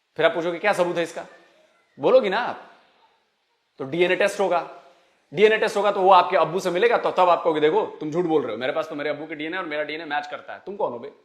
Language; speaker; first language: Hindi; native; Hindi